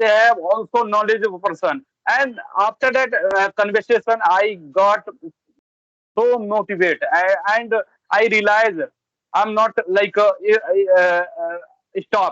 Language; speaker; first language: English; non-native, learner; Bhojpuri